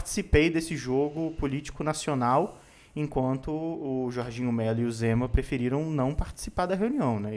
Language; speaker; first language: Portuguese; native; Portuguese